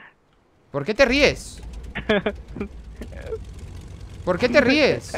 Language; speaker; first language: Spanish; native; Spanish